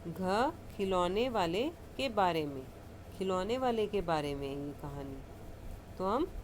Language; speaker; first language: Hindi; non-native, local second language; Punjabi